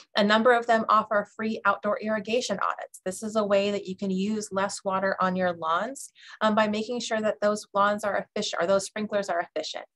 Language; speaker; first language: English; native; English